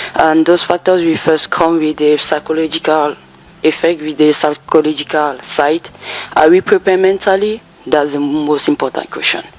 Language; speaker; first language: English; non-native, local second language; French